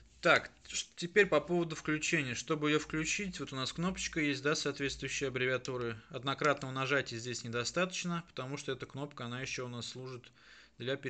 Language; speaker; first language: Russian; native; Russian